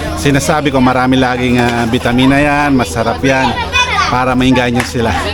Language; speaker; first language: Filipino; native; Filipino